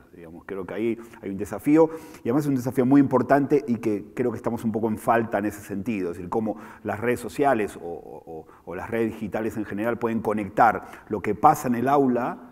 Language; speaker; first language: Spanish; native; Spanish